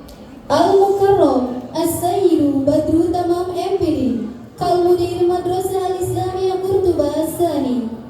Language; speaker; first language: Arabic; non-native, learner; Indonesian